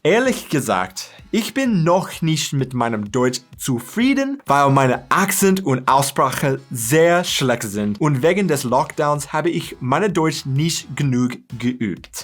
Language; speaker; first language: German; non-native, learner; English